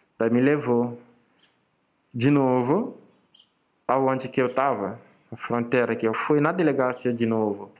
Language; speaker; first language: Portuguese; non-native, fluent; Wolof